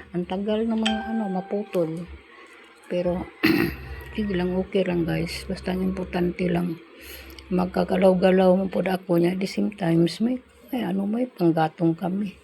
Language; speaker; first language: Filipino; non-native, local second language; Cebuano